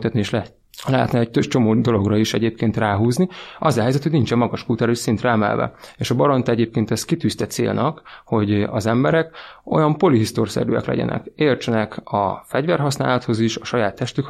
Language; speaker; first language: Hungarian; native; Hungarian